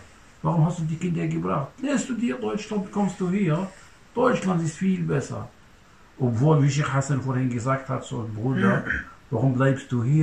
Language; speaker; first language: German; non-native, learner; Turkish